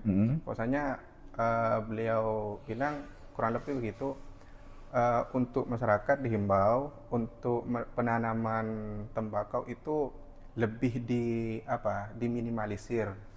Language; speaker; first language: Indonesian; non-native, local second language; Madurese